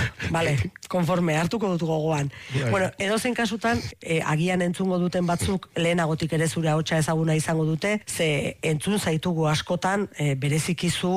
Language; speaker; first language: Basque; native; Basque